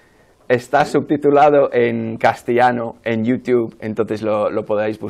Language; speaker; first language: Spanish; non-native, fluent; English